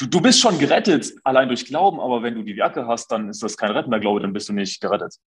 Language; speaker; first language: German; native; German